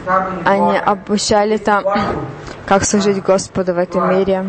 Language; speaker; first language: Russian; non-native, learner; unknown